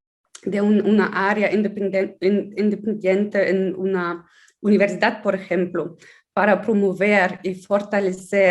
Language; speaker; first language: Spanish; non-native, fluent; German